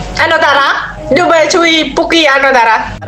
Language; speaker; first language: Filipino; non-native, learner; Indonesian